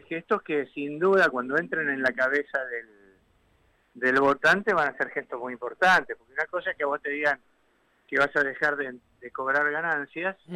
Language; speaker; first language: Spanish; native; Spanish